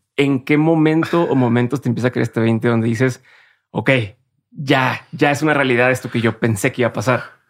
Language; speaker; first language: Spanish; native; Spanish